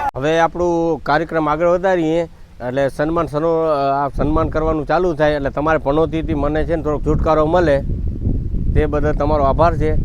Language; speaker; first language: Gujarati; native; Gujarati